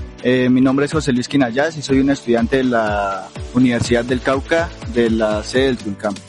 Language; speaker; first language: Spanish; native; Spanish